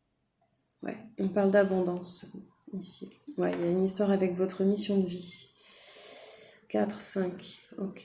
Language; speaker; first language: French; native; French